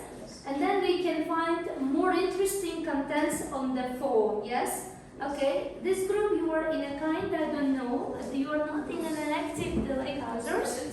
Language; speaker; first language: English; non-native, fluent; Uzbek